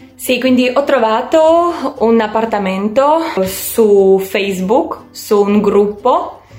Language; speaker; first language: Italian; non-native, fluent; Slovak